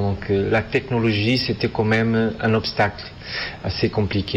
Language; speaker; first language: French; non-native, fluent; Portuguese